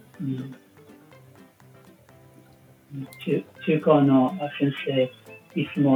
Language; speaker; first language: Japanese; non-native, learner; English